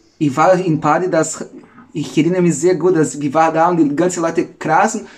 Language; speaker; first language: German; non-native, learner; Portuguese